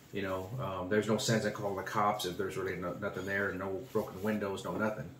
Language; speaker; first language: English; native; English